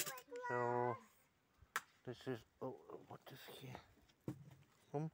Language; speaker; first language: English; non-native, learner; Russian